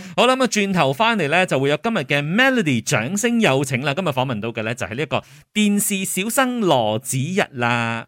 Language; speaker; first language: Cantonese; native; Cantonese